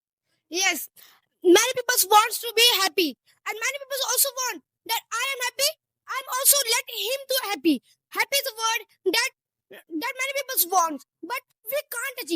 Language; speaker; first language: English; non-native, learner; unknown